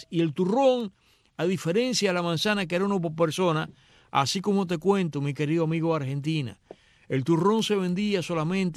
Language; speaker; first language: Spanish; native; Spanish